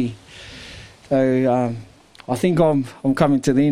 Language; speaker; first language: English; native; English